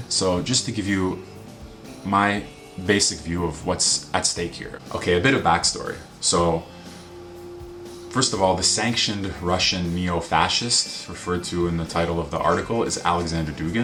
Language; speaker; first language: English; native; English